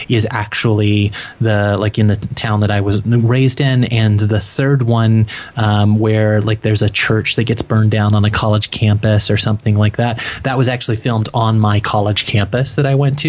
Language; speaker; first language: English; native; English